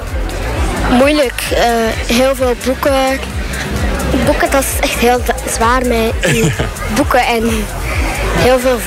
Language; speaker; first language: Dutch; early bilingual, other home language; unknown